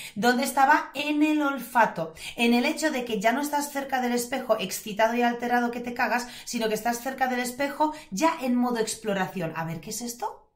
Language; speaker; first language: Spanish; non-native, fluent; Polish